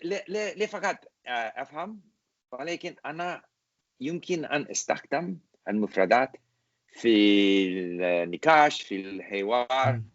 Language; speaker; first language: Arabic; non-native, learner; English